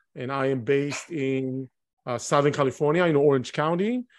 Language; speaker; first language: English; non-native, fluent; Hebrew